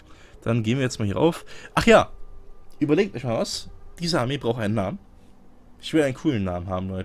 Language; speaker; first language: German; native; German